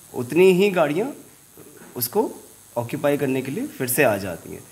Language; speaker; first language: Hindi; native; Hindi